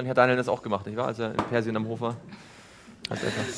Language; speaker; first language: German; native; German